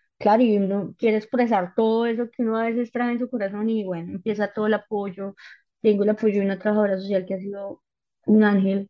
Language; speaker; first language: Spanish; native; Spanish